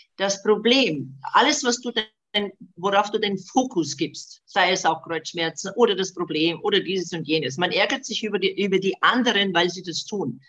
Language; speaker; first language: German; non-native, fluent; Bosnian